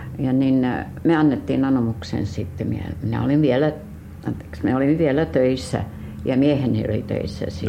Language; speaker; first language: Finnish; early bilingual, heritage; Finnish